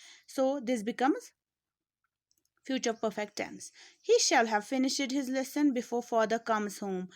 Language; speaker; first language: English; non-native, local second language; Urdu